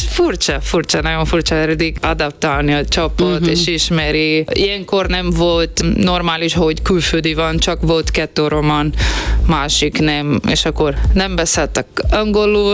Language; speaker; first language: Hungarian; non-native, learner; Portuguese